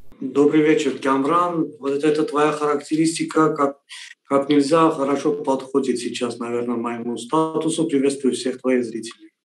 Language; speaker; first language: Russian; non-native, local second language; Armenian